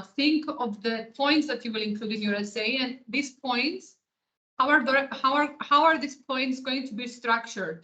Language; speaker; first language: English; non-native, fluent; Greek